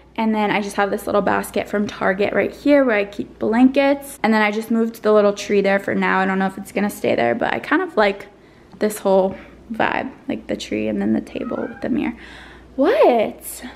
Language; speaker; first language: English; native; English